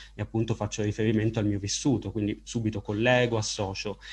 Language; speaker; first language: Italian; native; Italian